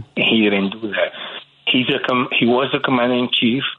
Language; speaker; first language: English; early bilingual, other home language; Spanish